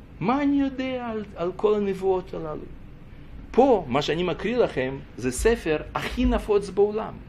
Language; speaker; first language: Hebrew; non-native, fluent; Russian